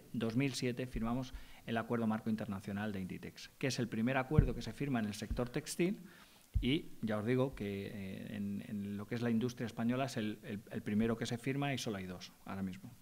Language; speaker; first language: Spanish; native; Spanish